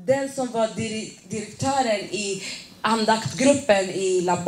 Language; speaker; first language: Swedish; non-native, fluent; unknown